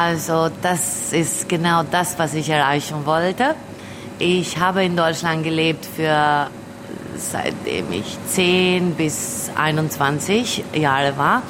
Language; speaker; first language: German; early bilingual, other home language; Albanian